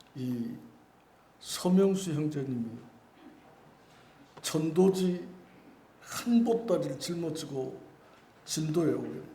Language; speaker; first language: Korean; native; Korean